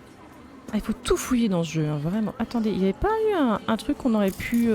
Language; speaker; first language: French; native; French